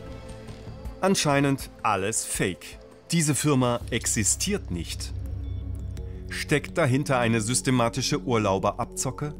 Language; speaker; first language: German; native; German